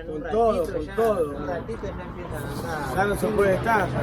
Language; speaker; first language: Spanish; native; Spanish